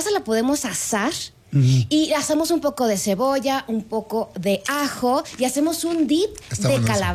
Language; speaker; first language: Spanish; native; Spanish